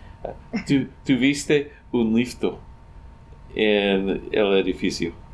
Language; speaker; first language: Spanish; non-native, learner; English